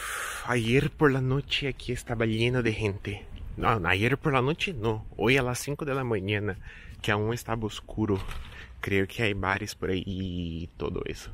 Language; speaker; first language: Spanish; non-native, fluent; Portuguese